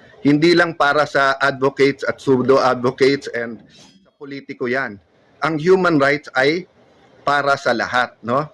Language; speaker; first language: Filipino; native; Filipino